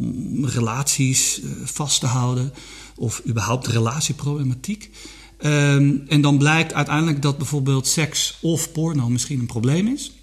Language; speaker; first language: Dutch; native; Dutch